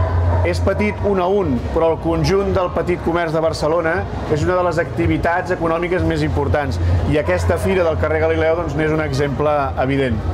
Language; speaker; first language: Catalan; native; Catalan